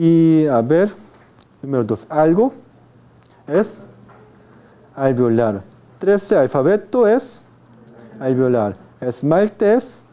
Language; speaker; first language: Spanish; non-native, fluent; Korean